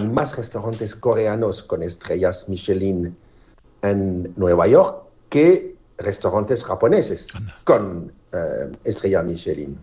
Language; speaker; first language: Spanish; non-native, fluent; French